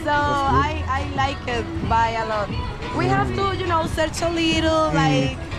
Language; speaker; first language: English; non-native, learner; Spanish